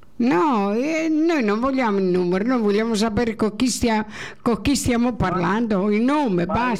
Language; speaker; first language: Italian; native; Italian